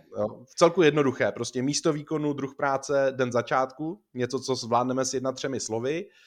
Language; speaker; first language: Czech; native; Czech